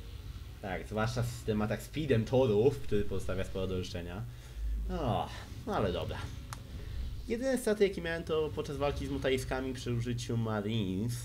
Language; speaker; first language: Polish; native; Polish